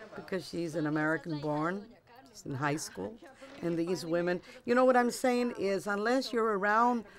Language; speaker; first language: English; early bilingual, other home language; Spanish